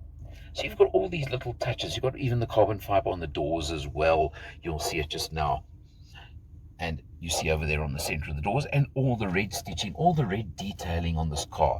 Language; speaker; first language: English; native; English